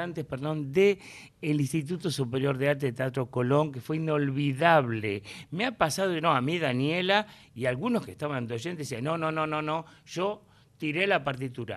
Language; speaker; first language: Spanish; native; Spanish